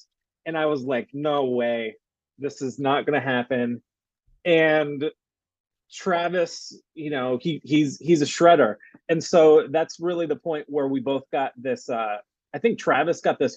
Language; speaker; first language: English; native; English